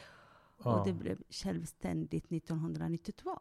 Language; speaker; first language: Swedish; non-native, fluent; Tigrinya